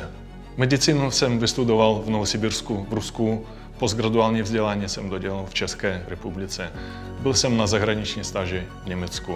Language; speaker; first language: Czech; non-native, fluent; Russian